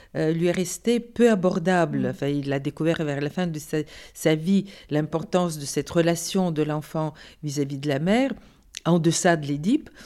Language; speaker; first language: French; non-native, fluent; Bulgarian